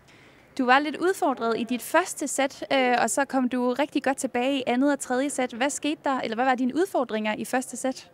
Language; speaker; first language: Danish; native; Danish